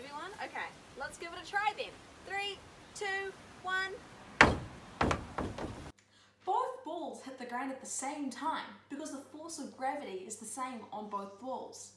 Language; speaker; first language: English; native; English